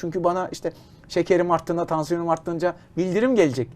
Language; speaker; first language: Turkish; native; Turkish